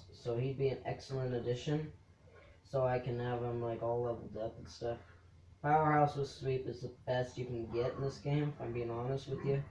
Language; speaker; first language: English; native; English